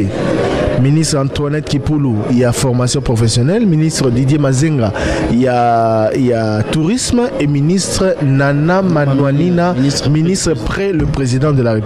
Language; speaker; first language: French; non-native, local second language; Lingala